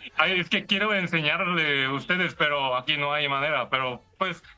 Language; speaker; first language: Spanish; non-native, learner; Korean